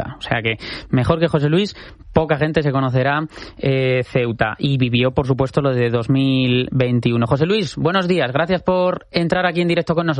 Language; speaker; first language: Spanish; native; Spanish